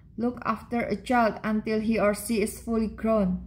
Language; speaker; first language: English; non-native, learner; Indonesian